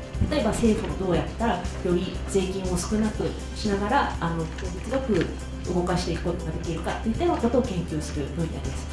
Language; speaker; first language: Japanese; native; Japanese